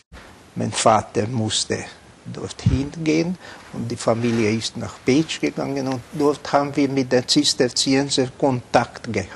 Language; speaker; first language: German; non-native, fluent; Hungarian